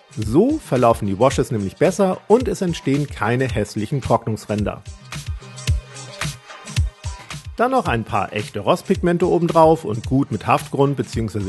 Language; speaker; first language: German; native; German